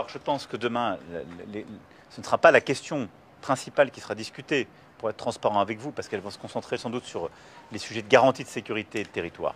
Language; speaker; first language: French; native; French